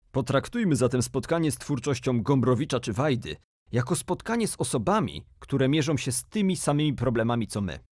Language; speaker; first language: Polish; native; Polish